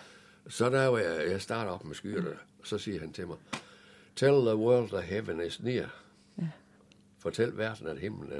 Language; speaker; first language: Danish; native; Danish